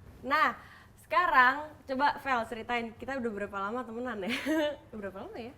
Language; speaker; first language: Indonesian; native; Indonesian